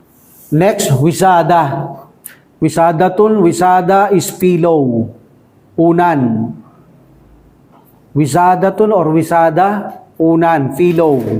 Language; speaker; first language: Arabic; non-native, fluent; Filipino